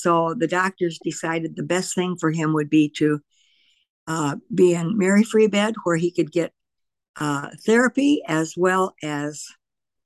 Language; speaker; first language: English; native; English